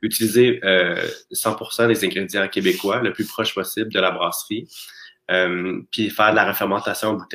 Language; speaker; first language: French; native; French